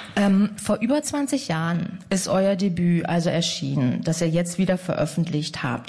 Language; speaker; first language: German; native; German